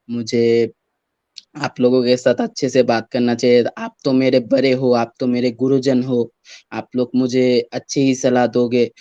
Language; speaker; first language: Hindi; non-native, fluent; Bangla